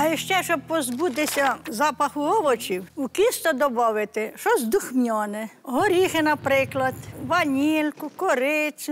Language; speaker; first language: Ukrainian; native; Ukrainian